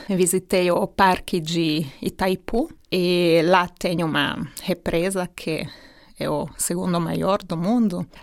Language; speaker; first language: Portuguese; non-native, fluent; Hungarian